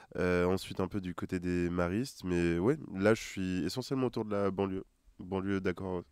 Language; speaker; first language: French; non-native, local second language; Wolof